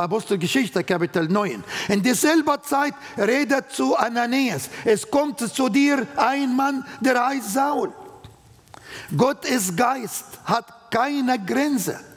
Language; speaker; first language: German; non-native, fluent; Arabic